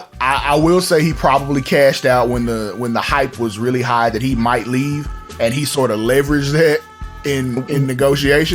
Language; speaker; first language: English; native; English